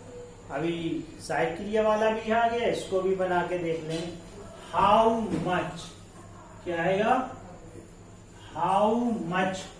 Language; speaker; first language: Hindi; native; Hindi